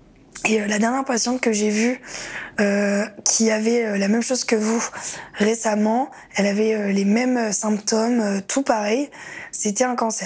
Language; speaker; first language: French; native; French